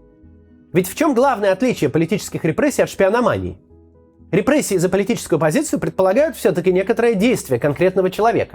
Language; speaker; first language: Russian; native; Russian